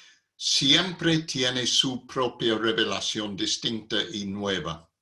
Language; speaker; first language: Spanish; non-native, fluent; English